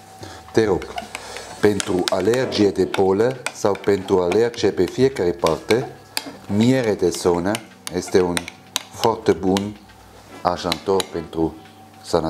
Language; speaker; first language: Romanian; non-native, learner; German